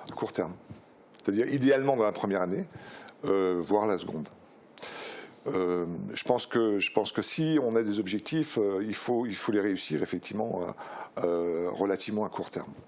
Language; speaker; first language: French; native; French